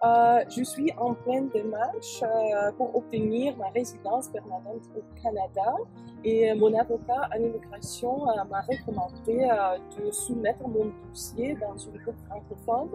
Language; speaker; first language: French; non-native, fluent; English